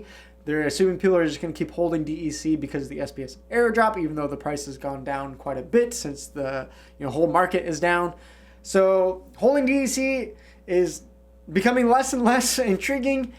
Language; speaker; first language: English; native; English